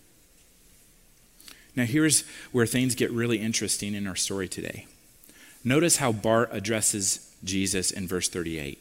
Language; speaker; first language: English; native; English